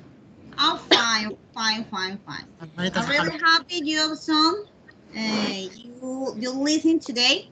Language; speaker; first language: English; non-native, learner; Spanish